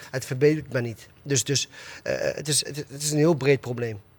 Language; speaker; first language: Dutch; early bilingual, other home language; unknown